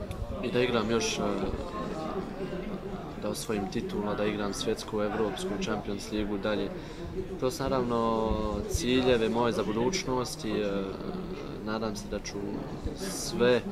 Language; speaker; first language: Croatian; early bilingual, heritage; Bosnian